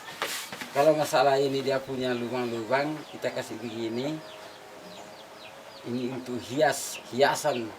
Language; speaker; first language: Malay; non-native, local second language; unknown